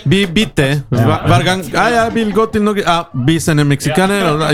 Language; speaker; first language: Norwegian; non-native, learner; Spanish